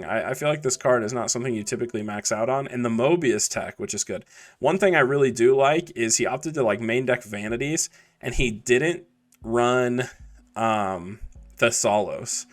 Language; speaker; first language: English; native; English